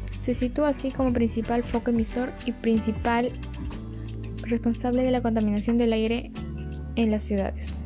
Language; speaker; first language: Spanish; native; Spanish